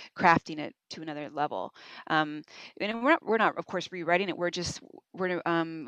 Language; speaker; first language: English; native; English